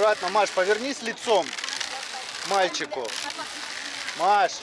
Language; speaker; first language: Russian; native; Russian